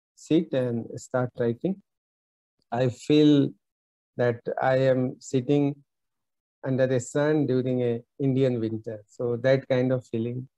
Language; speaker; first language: English; non-native, local second language; Bhojpuri